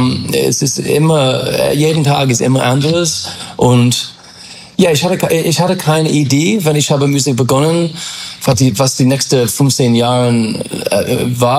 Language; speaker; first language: German; non-native, learner; English